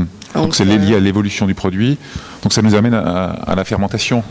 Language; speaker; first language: French; native; French